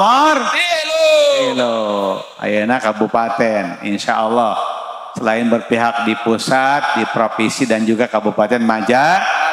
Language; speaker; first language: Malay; non-native, local second language; Sundanese